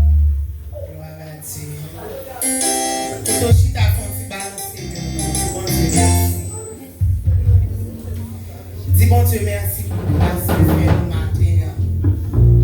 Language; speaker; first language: French; non-native, local second language; Haitian Creole